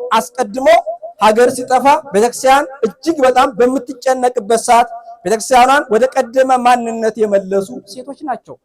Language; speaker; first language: Amharic; native; Amharic